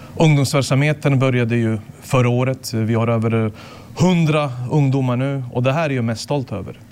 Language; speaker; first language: Swedish; early bilingual, other home language; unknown